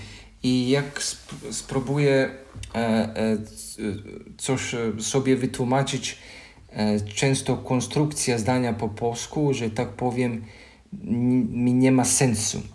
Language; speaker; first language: Polish; non-native, learner; Croatian